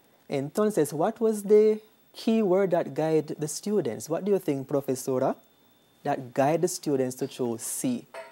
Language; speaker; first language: English; native; English